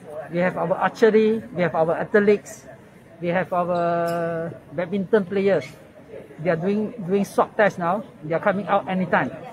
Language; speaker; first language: English; non-native, local second language; Chinese